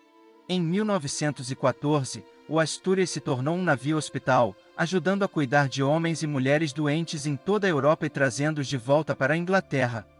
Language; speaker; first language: Portuguese; native; Portuguese